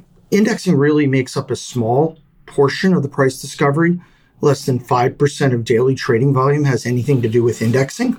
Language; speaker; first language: English; native; English